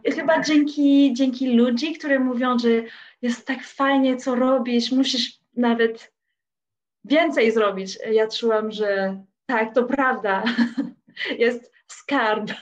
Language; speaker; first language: Polish; non-native, fluent; French